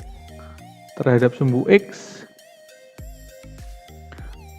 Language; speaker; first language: Indonesian; native; Indonesian